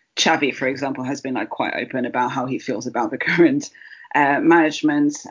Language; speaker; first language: English; early bilingual, heritage; Spanish